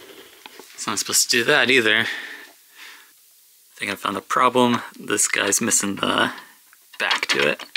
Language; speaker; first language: English; native; English